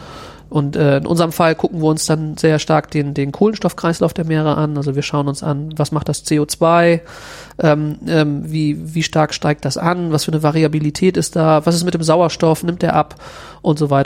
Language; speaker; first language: German; native; German